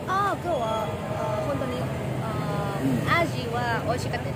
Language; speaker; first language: Japanese; non-native, learner; Vietnamese